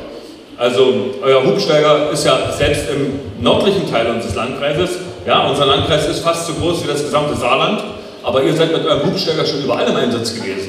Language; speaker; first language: German; native; German